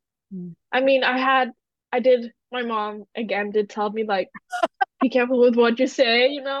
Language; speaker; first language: English; non-native, fluent; Danish